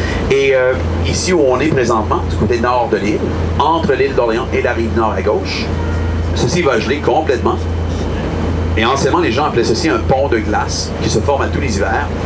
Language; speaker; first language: French; native; French